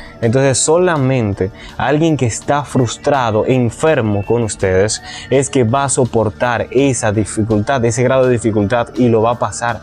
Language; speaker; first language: Spanish; native; Spanish